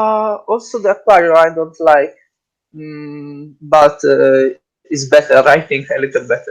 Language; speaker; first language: English; non-native, learner; Italian